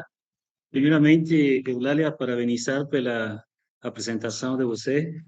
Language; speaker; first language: Portuguese; non-native, fluent; Spanish